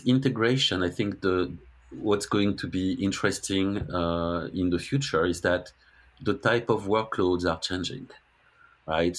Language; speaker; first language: English; non-native, fluent; French